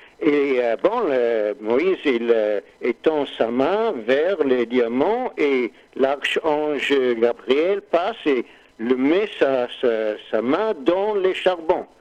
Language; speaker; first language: French; non-native, learner; English